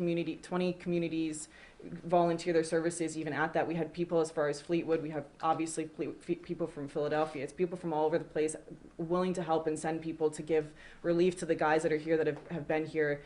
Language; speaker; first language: English; native; English